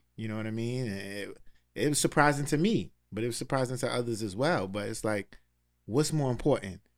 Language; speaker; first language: English; native; English